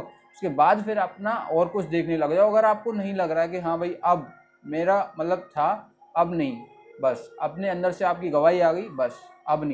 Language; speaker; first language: Hindi; native; Hindi